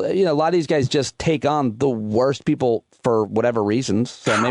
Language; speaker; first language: English; native; English